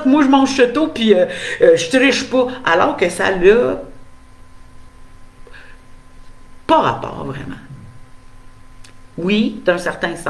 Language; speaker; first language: French; native; French